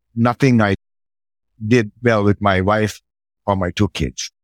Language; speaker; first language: English; non-native, local second language; Sinhala